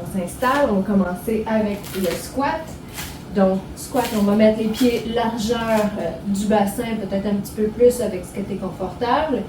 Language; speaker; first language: French; native; French